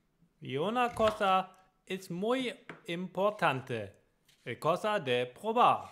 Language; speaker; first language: Spanish; non-native, learner; German